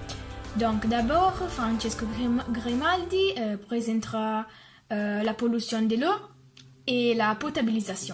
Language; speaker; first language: French; non-native, learner; Italian